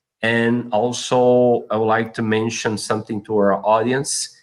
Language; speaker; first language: English; non-native, fluent; Portuguese